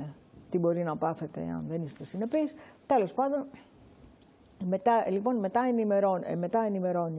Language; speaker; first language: Greek; native; Greek